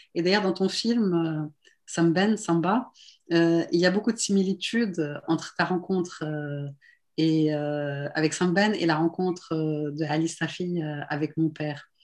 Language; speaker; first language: French; non-native, local second language; Arabic